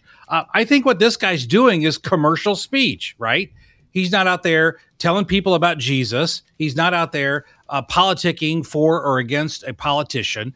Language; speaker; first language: English; native; English